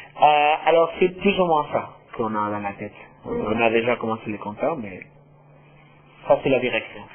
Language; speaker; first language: French; non-native, fluent; Spanish